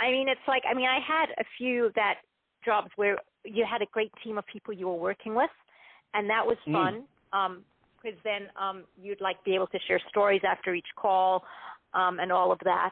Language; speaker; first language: English; native; English